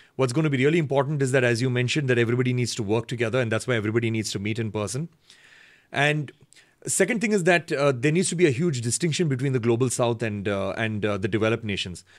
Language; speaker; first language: English; native; English